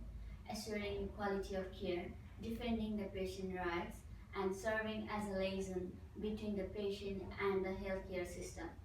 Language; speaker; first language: English; non-native, fluent; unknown